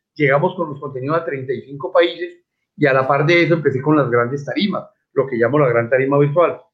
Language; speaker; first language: Spanish; native; Spanish